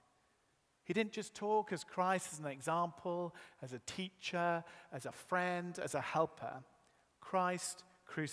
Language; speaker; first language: English; native; English